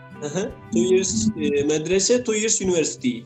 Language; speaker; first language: English; non-native, learner; Turkish